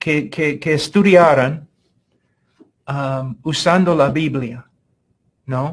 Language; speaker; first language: Spanish; non-native, fluent; English